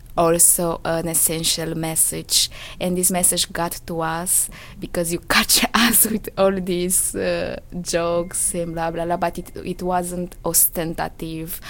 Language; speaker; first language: English; non-native, fluent; Romanian